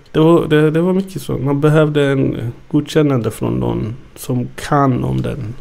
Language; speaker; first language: Swedish; early bilingual, other home language; Amharic